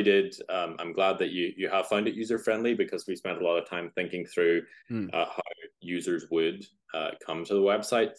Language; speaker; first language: English; native; English